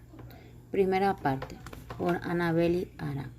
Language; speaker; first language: Spanish; native; Spanish